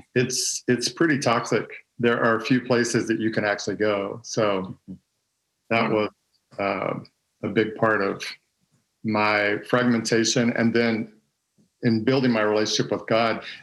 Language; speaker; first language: English; native; English